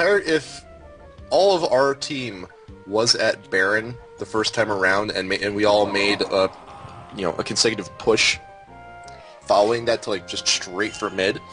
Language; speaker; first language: English; native; English